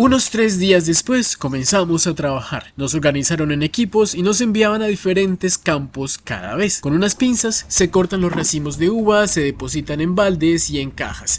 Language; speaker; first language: Spanish; native; Spanish